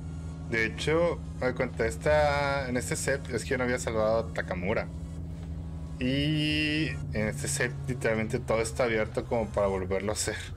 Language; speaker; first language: Spanish; native; Spanish